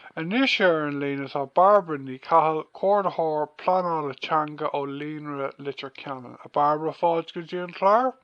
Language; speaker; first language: Irish; non-native, local second language; English